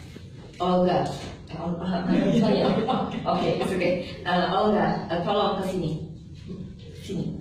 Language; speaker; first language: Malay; non-native, learner; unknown